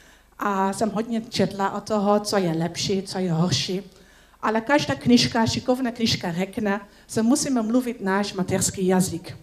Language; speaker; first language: Czech; non-native, learner; Dutch